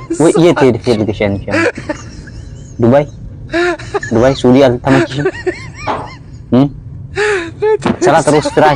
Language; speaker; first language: Arabic; non-native, learner; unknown